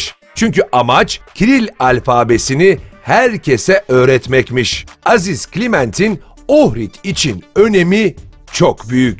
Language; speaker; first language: Turkish; native; Turkish